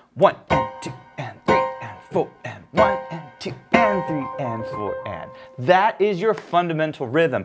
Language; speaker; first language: English; native; English